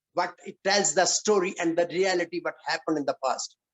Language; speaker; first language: English; non-native, local second language; Urdu